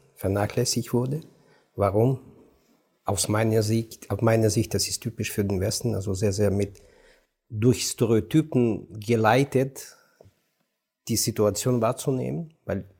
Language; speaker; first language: German; non-native, fluent; Ukrainian